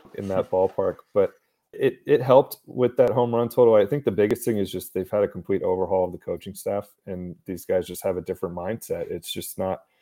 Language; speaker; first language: English; native; English